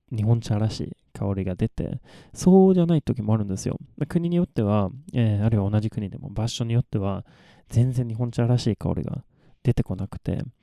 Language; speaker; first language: Japanese; non-native, fluent; Swedish